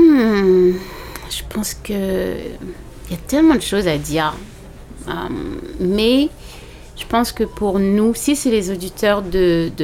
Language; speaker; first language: French; non-native, local second language; Lingala